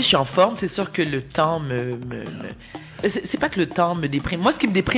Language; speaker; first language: French; native; French